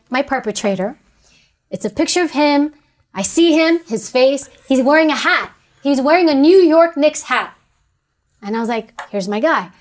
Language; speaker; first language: English; native; English